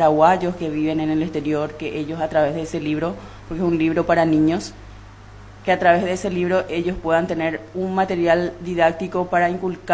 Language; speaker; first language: Spanish; non-native, local second language; Guarani